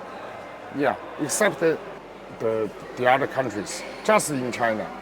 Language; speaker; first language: English; non-native, learner; Chinese